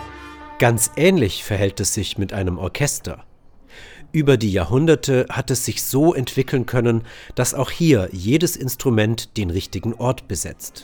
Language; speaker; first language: German; native; German